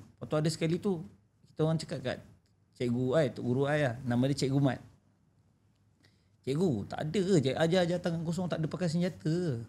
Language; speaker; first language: Malay; native; Malay